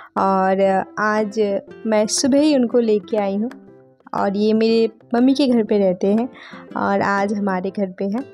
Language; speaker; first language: Hindi; non-native, local second language; Bangla